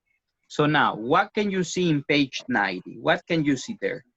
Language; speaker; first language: English; non-native, fluent; Spanish